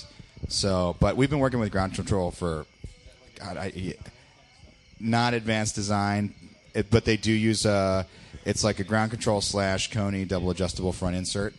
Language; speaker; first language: English; native; English